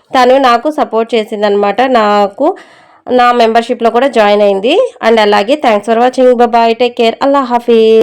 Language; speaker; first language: Telugu; non-native, local second language; Urdu